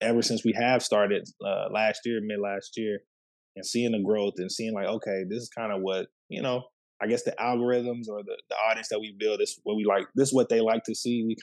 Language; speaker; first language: English; native; English